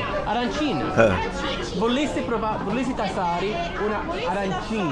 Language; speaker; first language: Italian; non-native, learner; English